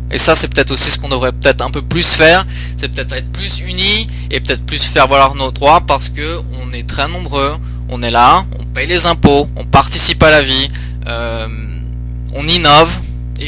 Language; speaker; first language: French; early bilingual, other home language; Portuguese